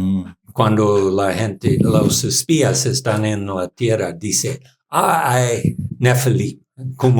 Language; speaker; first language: Spanish; non-native, learner; English